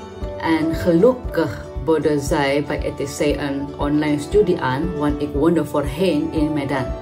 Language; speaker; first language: Dutch; non-native, fluent; Indonesian